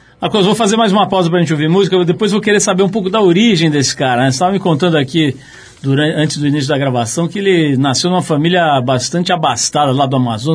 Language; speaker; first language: Portuguese; native; Portuguese